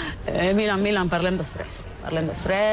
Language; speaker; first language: Catalan; non-native, learner; Spanish